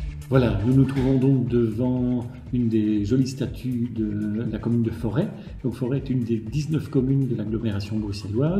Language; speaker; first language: French; native; French